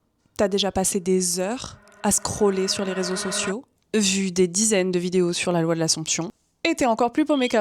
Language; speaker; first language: French; native; French